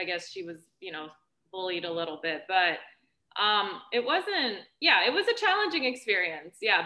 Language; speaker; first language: English; early bilingual, other home language; Romanian